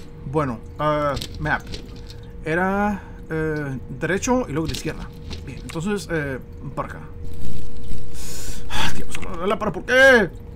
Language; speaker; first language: Spanish; native; Spanish